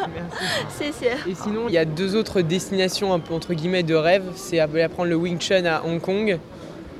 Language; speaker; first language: French; native; French